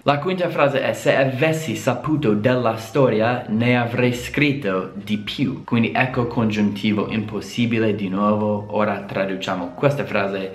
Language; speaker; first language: Italian; non-native, fluent; English